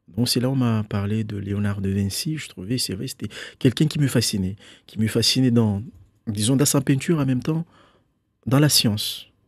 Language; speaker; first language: French; non-native, local second language; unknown